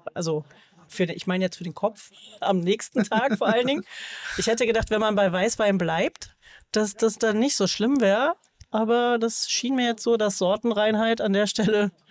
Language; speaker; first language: German; native; German